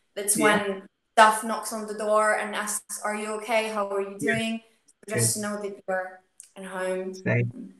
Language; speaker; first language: English; non-native, fluent; Ukrainian